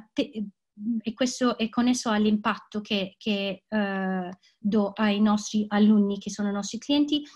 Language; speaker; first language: Italian; non-native, fluent; English